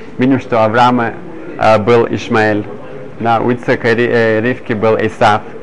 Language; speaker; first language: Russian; early bilingual, heritage; Hebrew